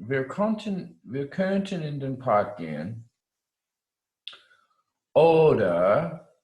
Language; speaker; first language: German; non-native, fluent; English